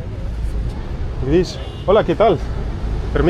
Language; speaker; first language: Spanish; non-native, learner; English